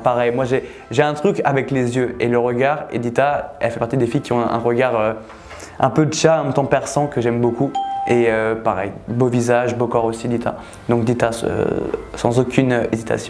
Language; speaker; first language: French; native; French